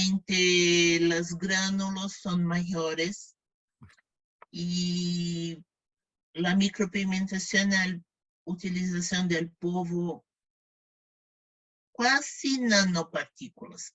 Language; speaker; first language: Spanish; non-native, fluent; Portuguese